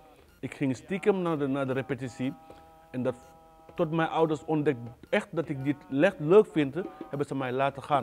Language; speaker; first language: Dutch; non-native, learner; Wolof